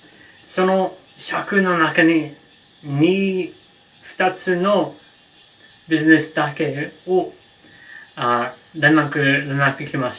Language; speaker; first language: Japanese; non-native, learner; English